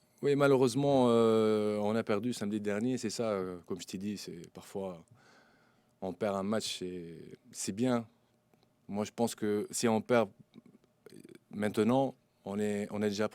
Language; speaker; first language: French; non-native, local second language; Arabic